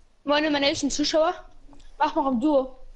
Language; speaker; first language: German; non-native, local second language; Luxembourgish